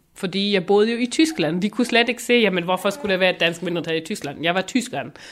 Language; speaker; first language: Danish; non-native, local second language; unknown